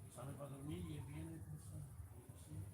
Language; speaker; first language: Spanish; non-native, learner; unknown